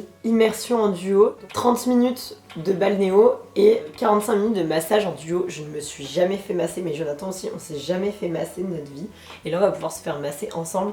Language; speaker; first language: French; native; French